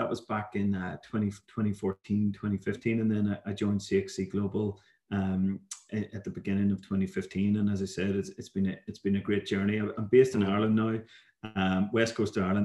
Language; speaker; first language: English; native; English